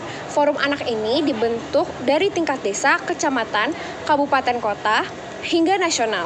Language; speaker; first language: Indonesian; native; Indonesian